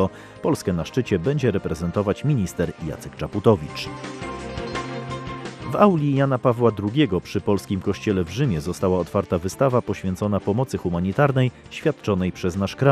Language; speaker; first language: Polish; native; Polish